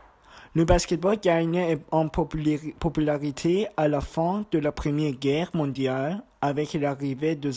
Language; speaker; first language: French; non-native, learner; German